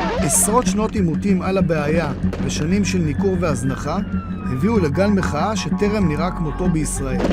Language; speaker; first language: Hebrew; native; Hebrew